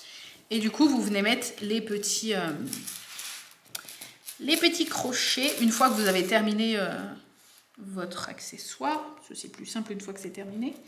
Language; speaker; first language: French; native; French